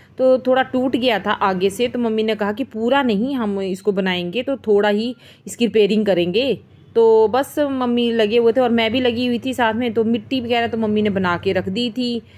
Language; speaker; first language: Hindi; non-native, local second language; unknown